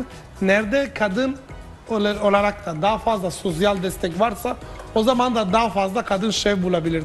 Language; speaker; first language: Turkish; non-native, fluent; Italian